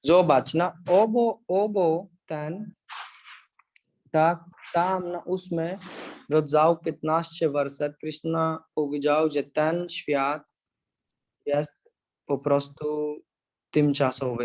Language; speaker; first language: Polish; non-native, learner; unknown